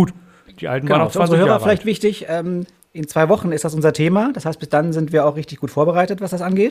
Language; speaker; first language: German; native; German